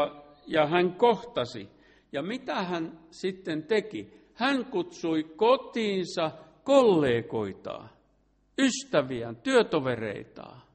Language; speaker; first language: Finnish; native; Finnish